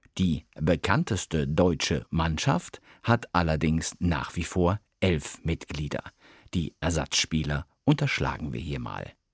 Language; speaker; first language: German; native; German